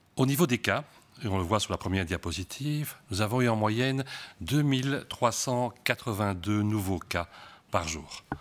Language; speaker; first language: French; native; French